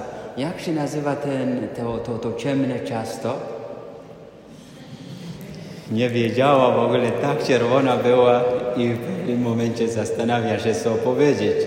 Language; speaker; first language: Polish; non-native, fluent; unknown